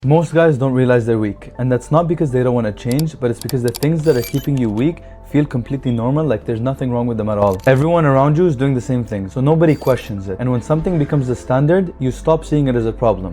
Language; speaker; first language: English; non-native, fluent; Arabic